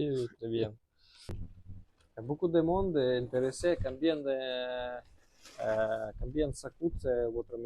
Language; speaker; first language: French; non-native, learner; Russian